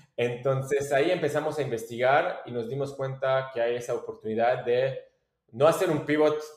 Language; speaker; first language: Spanish; non-native, fluent; French